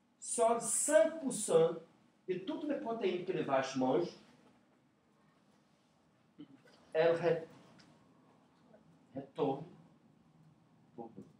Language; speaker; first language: French; non-native, learner; Portuguese